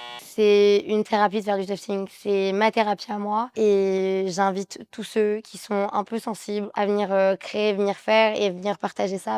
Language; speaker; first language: French; native; French